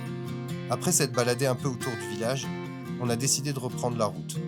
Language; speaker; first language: French; native; French